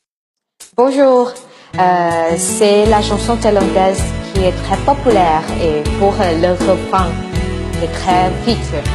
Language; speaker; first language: French; non-native, fluent; Thai